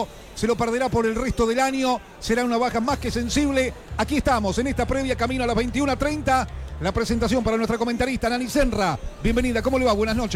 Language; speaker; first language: Spanish; native; Spanish